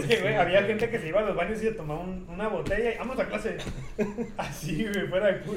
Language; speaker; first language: Spanish; native; Spanish